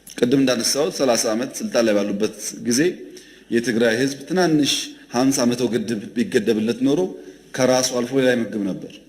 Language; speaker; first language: Amharic; non-native, local second language; Oromo